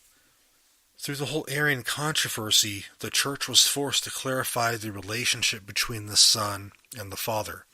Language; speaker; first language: English; native; English